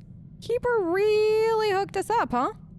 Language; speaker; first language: English; native; English